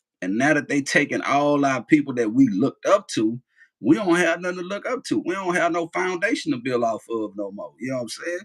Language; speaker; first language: English; native; English